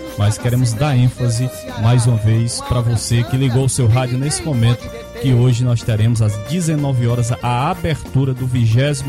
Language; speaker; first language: Portuguese; native; Portuguese